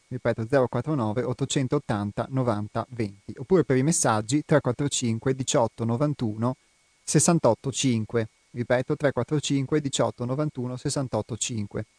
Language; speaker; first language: Italian; native; Italian